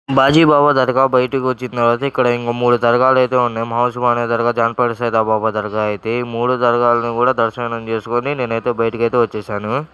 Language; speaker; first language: Telugu; non-native, local second language; Urdu